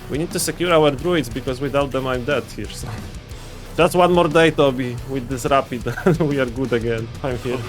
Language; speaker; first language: English; non-native, fluent; Polish